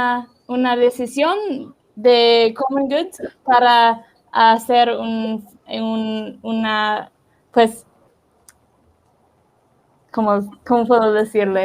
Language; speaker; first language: Spanish; non-native, learner; English